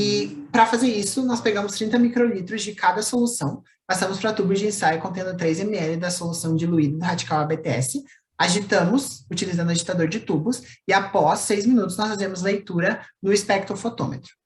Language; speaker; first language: Portuguese; native; Portuguese